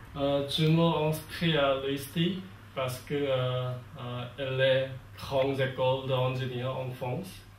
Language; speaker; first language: French; non-native, learner; Korean